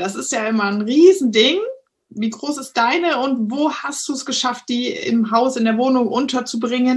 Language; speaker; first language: German; native; German